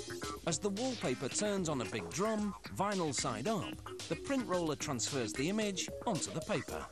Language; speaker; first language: English; native; English